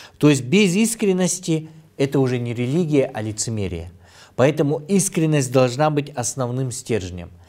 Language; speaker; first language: Russian; non-native, local second language; Kyrgyz